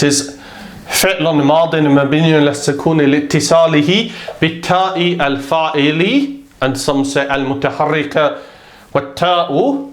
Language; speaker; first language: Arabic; non-native, fluent; English